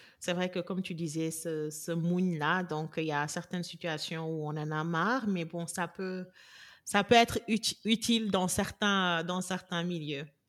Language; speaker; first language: French; non-native, local second language; Wolof